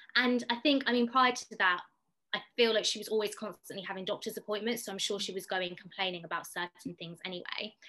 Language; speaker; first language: English; native; English